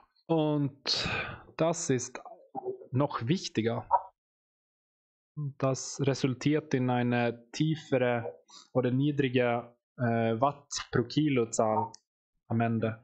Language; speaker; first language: German; non-native, fluent; Swedish